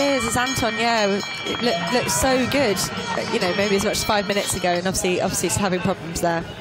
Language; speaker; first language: English; native; English